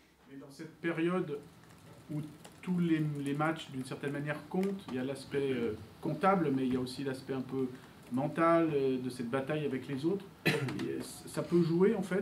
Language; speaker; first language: French; native; French